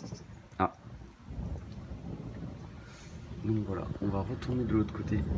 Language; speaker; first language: French; native; French